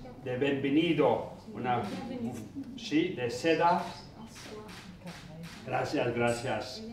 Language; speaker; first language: Spanish; non-native, fluent; Tibetan